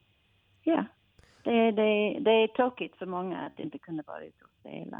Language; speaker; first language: Swedish; non-native, fluent; English